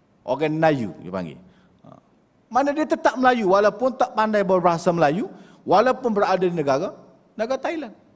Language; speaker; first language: Malay; native; Malay